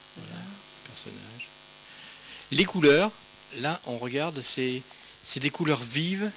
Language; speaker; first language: French; native; French